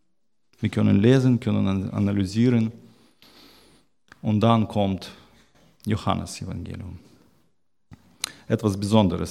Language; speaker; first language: German; non-native, learner; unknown